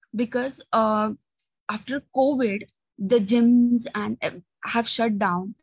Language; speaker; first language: English; non-native, local second language; Marathi